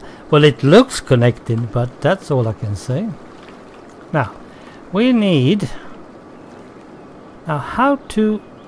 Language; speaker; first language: English; non-native, fluent; Swedish